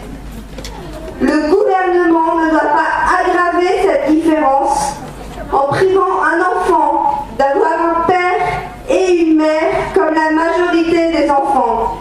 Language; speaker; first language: French; native; French